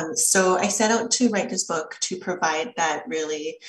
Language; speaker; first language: English; early bilingual, other home language; Chinese